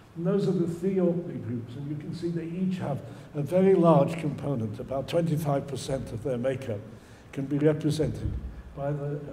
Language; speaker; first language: English; native; English